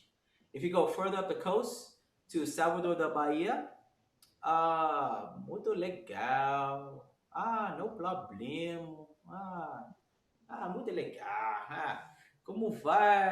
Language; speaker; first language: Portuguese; non-native, learner; English